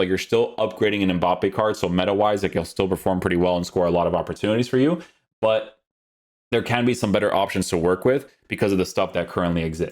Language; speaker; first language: English; native; English